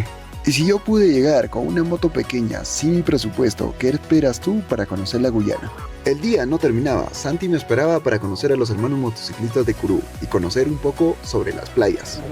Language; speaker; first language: Spanish; native; Spanish